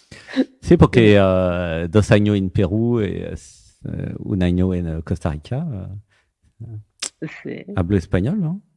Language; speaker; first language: Spanish; non-native, learner; French